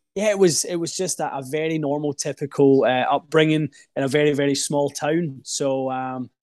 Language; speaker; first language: English; native; English